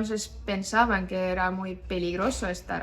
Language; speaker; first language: Spanish; non-native, fluent; Estonian